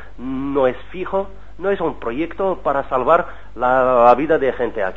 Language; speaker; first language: Spanish; non-native, learner; Arabic